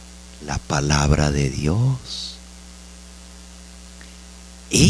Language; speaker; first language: Spanish; native; Spanish